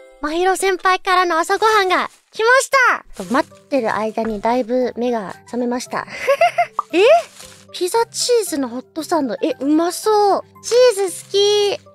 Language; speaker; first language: Japanese; non-native, learner; English